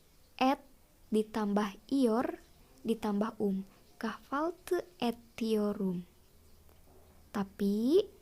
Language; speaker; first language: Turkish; non-native, fluent; Indonesian